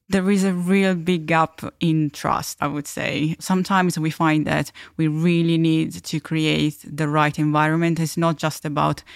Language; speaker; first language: English; non-native, fluent; Italian